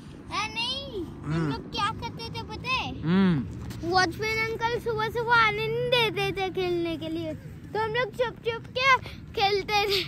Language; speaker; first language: Hindi; native; Hindi